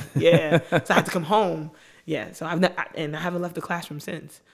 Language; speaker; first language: English; native; English